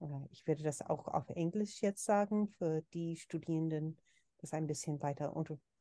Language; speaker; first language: German; non-native, learner; English